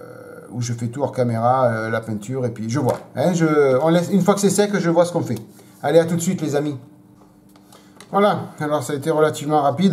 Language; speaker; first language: French; native; French